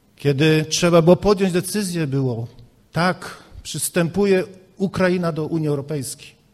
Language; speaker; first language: Polish; native; Polish